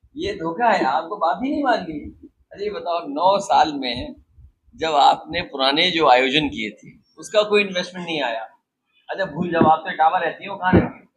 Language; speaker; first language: Hindi; native; Hindi